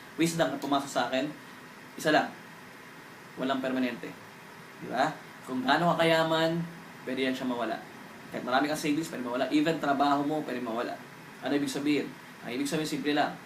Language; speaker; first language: Filipino; native; Filipino